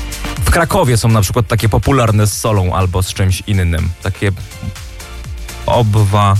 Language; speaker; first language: Polish; native; Polish